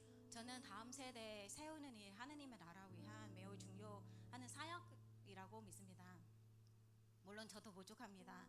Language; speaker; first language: Korean; non-native, learner; Vietnamese